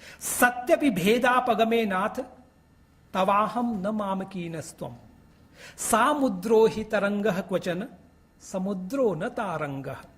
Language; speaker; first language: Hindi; native; Hindi